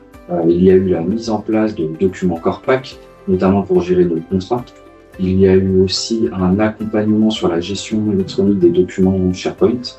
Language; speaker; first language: French; native; French